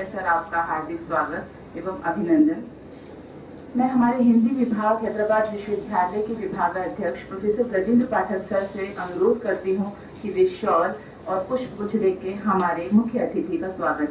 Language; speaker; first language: Hindi; native; Hindi